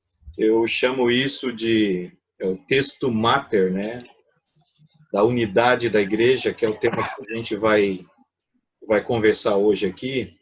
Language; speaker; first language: Portuguese; native; Portuguese